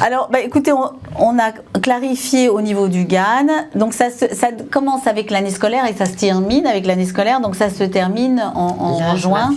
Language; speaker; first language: French; native; French